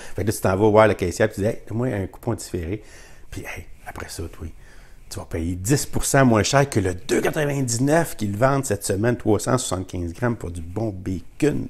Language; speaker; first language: French; native; French